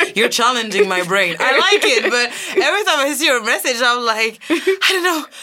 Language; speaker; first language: English; non-native, fluent; French